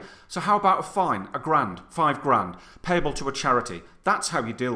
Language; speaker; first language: English; native; English